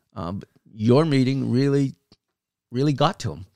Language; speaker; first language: English; native; English